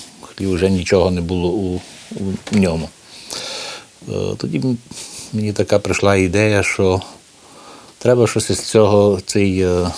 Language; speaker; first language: Ukrainian; early bilingual, heritage; Ukrainian